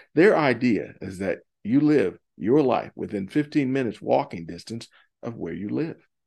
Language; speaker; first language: English; native; English